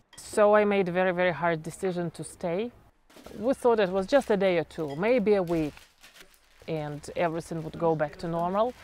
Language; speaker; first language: English; non-native, fluent; Ukrainian